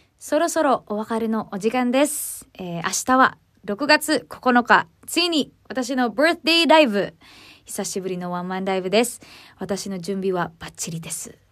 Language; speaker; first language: Japanese; non-native, learner; Filipino